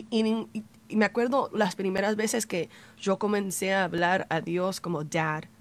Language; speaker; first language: Spanish; early bilingual, heritage; Spanish